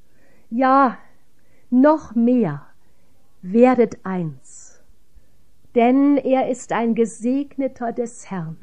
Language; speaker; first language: German; native; German